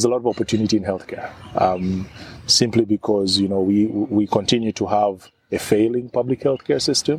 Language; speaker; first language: English; non-native, local second language; Ganda